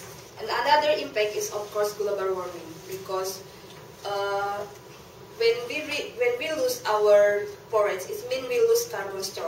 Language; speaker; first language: English; non-native, learner; Indonesian